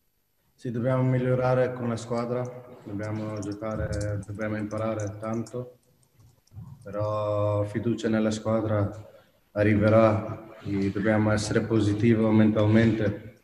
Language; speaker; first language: Italian; non-native, fluent; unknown